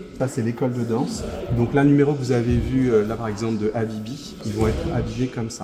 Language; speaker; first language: French; native; French